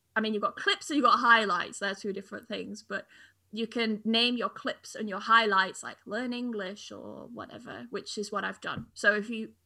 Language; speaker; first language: English; native; English